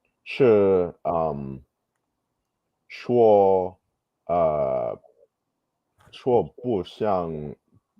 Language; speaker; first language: Chinese; non-native, learner; English